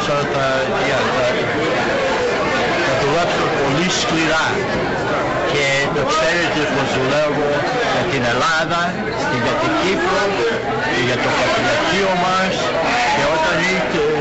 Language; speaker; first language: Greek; early bilingual, heritage; English